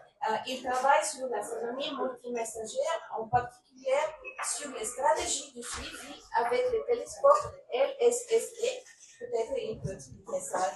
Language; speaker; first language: French; non-native, learner; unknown